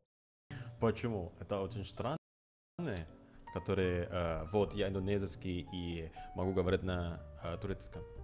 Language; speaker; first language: Russian; non-native, learner; Indonesian